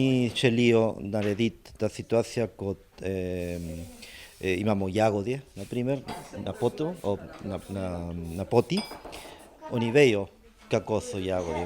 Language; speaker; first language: Slovenian; non-native, learner; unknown